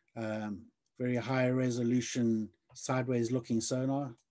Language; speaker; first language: English; native; English